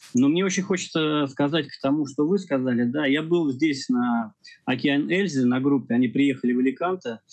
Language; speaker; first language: Russian; native; Russian